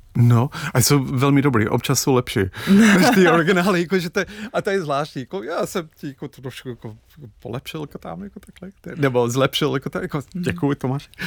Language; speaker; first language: Czech; non-native, fluent; English